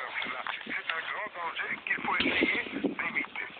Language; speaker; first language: French; native; French